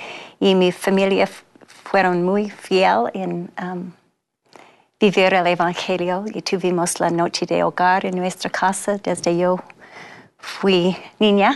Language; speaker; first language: Spanish; non-native, fluent; English